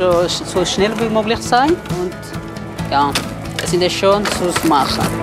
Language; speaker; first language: German; non-native, learner; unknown